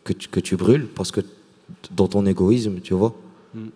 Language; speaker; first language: French; non-native, local second language; Arabic